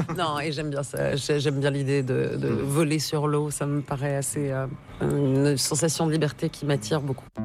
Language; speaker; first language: French; native; French